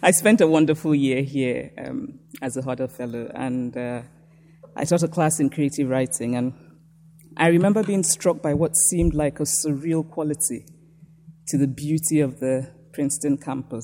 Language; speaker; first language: English; native; English